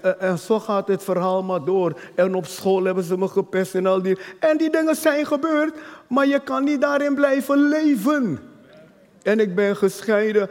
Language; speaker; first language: Dutch; non-native, fluent; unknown